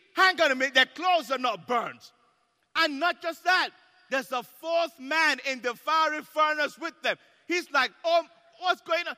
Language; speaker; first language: English; non-native, local second language; Yoruba